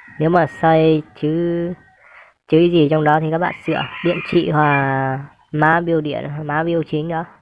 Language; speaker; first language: Vietnamese; non-native, local second language; Hmong